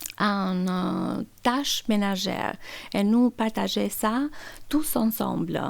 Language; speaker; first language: French; non-native, learner; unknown